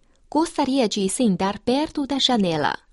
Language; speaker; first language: Portuguese; non-native, fluent; Chinese